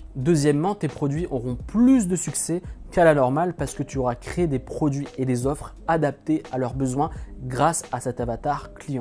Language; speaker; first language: French; native; French